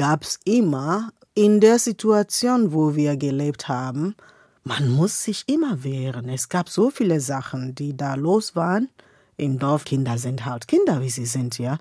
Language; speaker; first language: German; non-native, fluent; Igbo